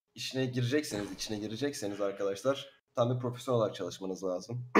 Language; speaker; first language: Turkish; native; Turkish